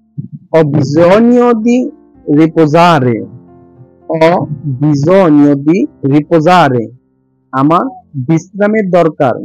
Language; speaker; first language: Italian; non-native, learner; Bangla